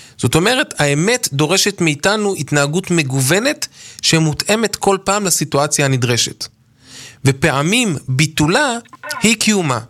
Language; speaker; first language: Hebrew; native; Hebrew